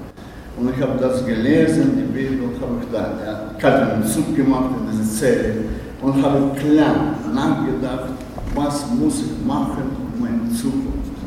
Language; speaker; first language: German; non-native, learner; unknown